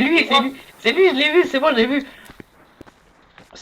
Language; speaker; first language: French; native; French